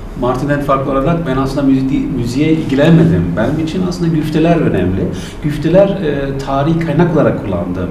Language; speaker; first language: Turkish; non-native, fluent; German